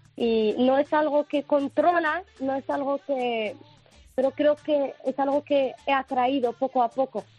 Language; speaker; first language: Spanish; non-native, fluent; Arabic